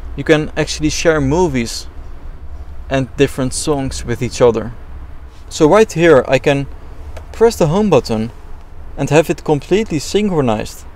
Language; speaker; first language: English; non-native, fluent; Dutch